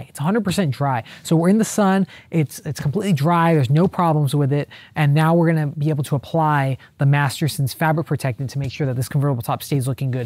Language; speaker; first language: English; native; English